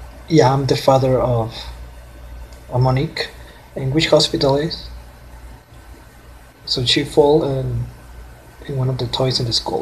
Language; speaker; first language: English; non-native, learner; Spanish